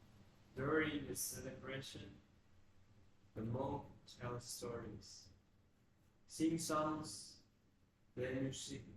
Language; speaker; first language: English; non-native, learner; Thai